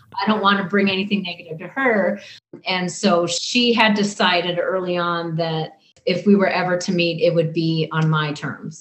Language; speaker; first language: English; native; English